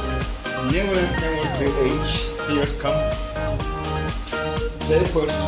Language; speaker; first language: English; non-native, learner; Turkish